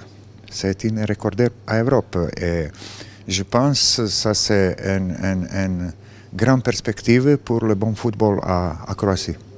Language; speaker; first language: French; non-native, learner; Croatian